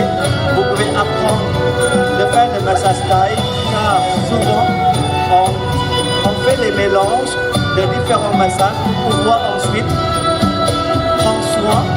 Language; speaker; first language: French; non-native, fluent; Thai